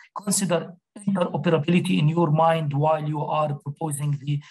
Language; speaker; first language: English; non-native, fluent; Arabic